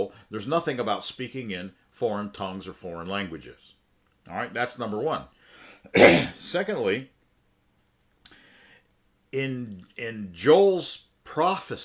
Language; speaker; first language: English; native; English